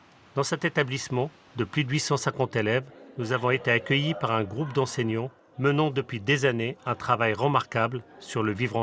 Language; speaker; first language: French; native; French